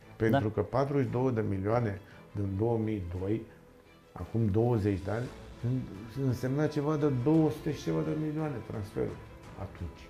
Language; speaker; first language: Romanian; native; Romanian